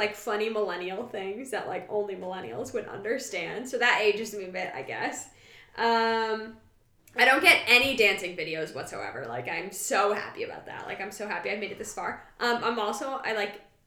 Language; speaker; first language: English; native; English